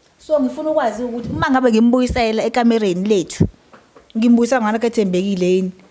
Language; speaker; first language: Zulu; native; Zulu